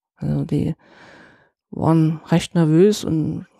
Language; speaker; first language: German; native; German